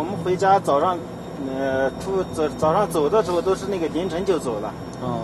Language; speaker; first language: Chinese; native; Chinese